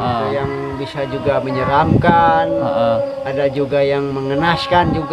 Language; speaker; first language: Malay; non-native, local second language; Sundanese